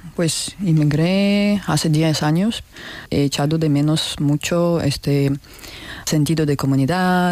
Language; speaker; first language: Spanish; non-native, learner; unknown